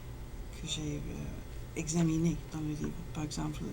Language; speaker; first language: French; non-native, fluent; English